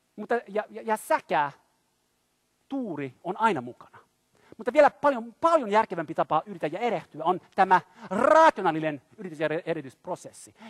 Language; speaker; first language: Finnish; non-native, fluent; French